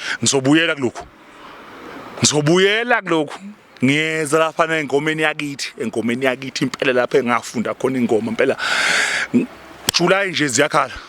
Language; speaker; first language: Zulu; native; Zulu